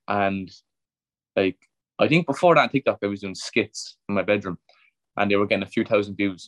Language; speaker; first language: English; native; English